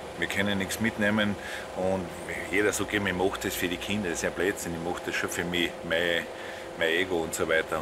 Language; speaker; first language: German; native; German